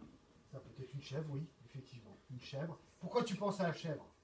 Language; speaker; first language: French; native; French